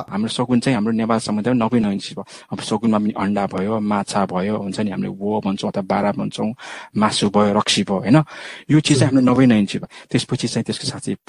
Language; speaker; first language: Nepali; non-native, local second language; Newari